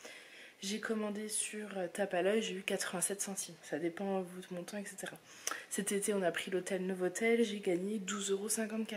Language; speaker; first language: French; native; French